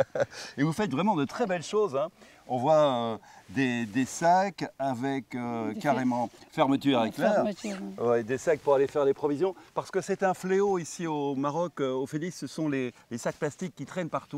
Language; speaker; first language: French; native; French